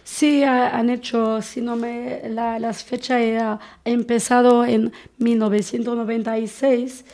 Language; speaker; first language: Spanish; non-native, fluent; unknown